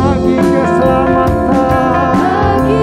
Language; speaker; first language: Indonesian; native; Indonesian